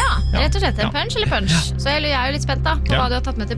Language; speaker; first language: Norwegian; native; Norwegian